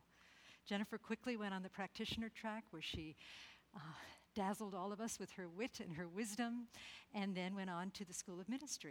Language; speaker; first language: English; native; English